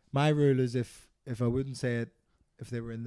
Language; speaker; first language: English; native; English